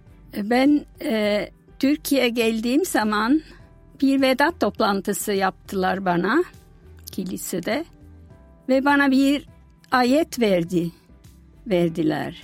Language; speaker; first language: Turkish; non-native, fluent; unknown